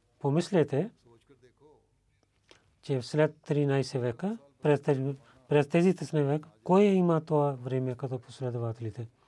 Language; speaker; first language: Bulgarian; non-native, learner; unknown